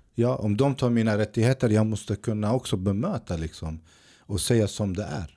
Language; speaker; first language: Swedish; early bilingual, other home language; Arabic